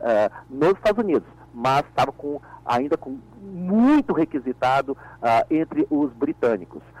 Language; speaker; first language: Portuguese; native; Portuguese